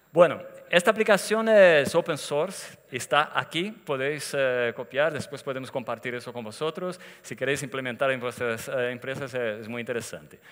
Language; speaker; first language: Spanish; non-native, fluent; Portuguese